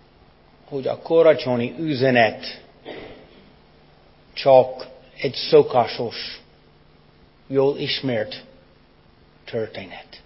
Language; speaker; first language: Hungarian; non-native, fluent; English